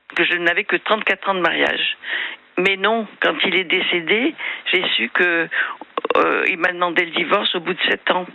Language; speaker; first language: French; native; French